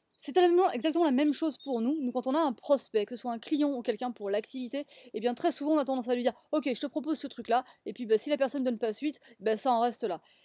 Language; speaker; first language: French; native; French